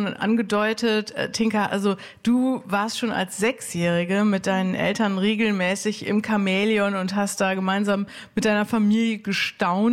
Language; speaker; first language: German; native; German